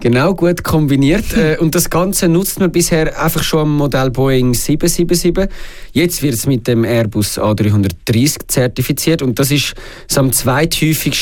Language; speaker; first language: German; native; German